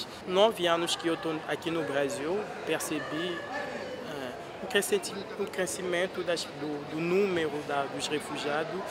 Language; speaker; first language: Portuguese; non-native, fluent; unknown